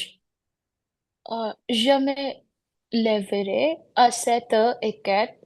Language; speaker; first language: French; non-native, learner; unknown